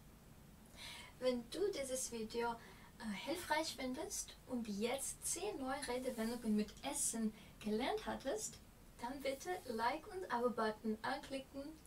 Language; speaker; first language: German; non-native, fluent; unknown